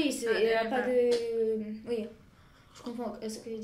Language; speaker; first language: French; non-native, fluent; Bulgarian